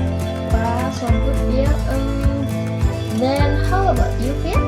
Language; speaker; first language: English; non-native, learner; Indonesian